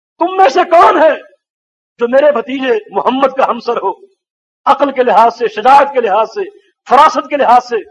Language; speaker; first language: Urdu; native; Urdu